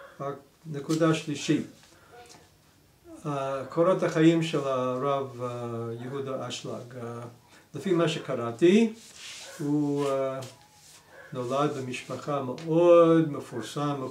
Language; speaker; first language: Hebrew; non-native, fluent; English